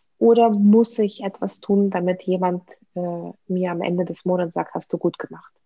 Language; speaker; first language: German; native; German